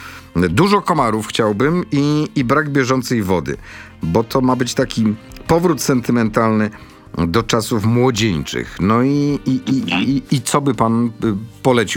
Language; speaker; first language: Polish; native; Polish